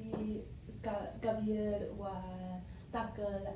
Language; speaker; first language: Arabic; non-native, learner; English